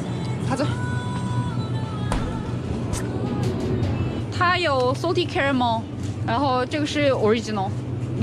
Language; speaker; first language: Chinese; non-native, fluent; Korean